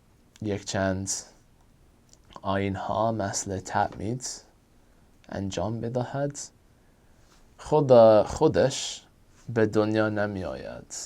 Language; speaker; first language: Persian; non-native, fluent; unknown